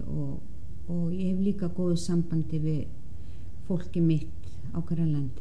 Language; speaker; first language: Icelandic; non-native, fluent; Danish